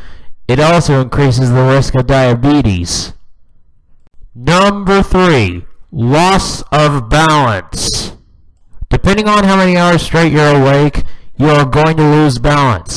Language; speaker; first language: English; native; English